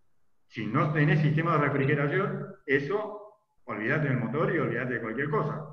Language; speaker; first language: Spanish; native; Spanish